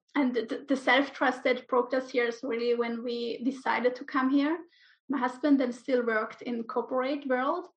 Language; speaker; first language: English; non-native, fluent; German